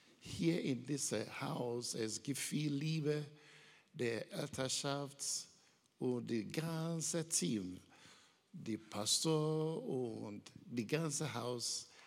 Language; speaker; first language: German; non-native, learner; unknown